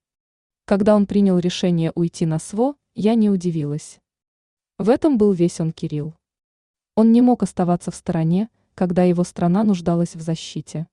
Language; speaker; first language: Russian; native; Russian